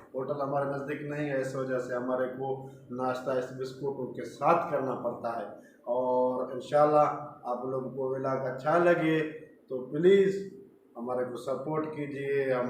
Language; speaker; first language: Hindi; non-native, local second language; Baluchi